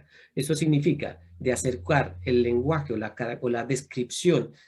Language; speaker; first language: Spanish; native; Spanish